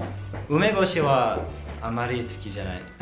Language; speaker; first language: Japanese; non-native, learner; English